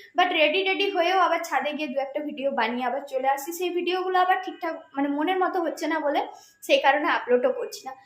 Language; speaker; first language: Bangla; native; Bangla